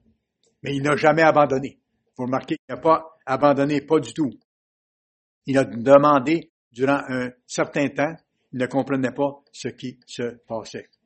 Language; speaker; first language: French; native; French